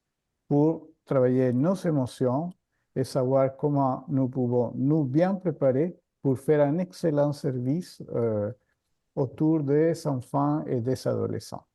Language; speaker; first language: French; non-native, fluent; Spanish